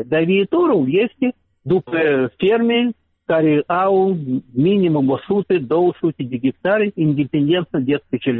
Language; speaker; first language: Romanian; non-native, local second language; Russian